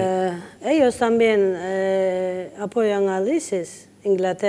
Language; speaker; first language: Spanish; non-native, learner; Turkish